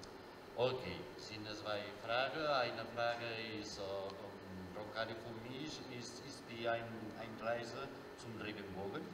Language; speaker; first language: German; non-native, fluent; Spanish